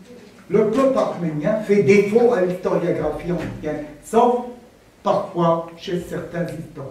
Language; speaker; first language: French; non-native, fluent; Armenian